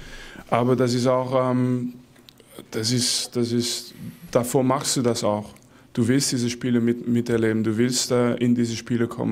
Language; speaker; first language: German; non-native, fluent; Dutch